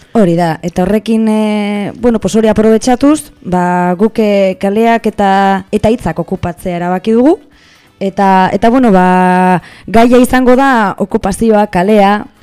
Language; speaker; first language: Basque; non-native, local second language; Spanish